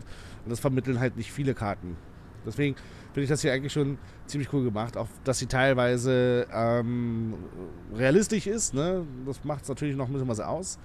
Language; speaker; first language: German; native; German